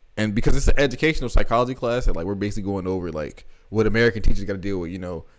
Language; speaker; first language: English; native; English